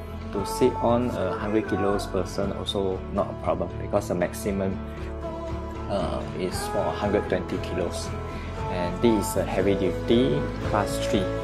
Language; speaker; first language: English; non-native, local second language; Chinese